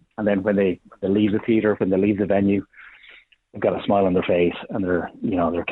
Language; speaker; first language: English; native; English